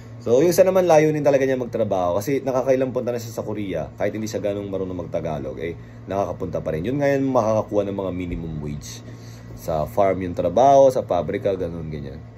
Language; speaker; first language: Filipino; native; Filipino